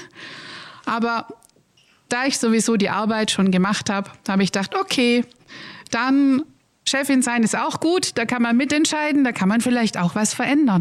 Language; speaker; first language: German; native; German